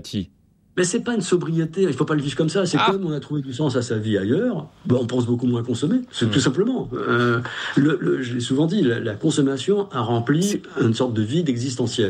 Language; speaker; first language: French; native; French